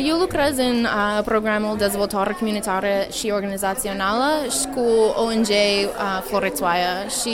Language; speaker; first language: Romanian; non-native, learner; English